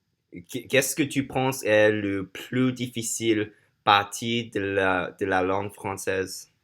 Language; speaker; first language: French; non-native, learner; English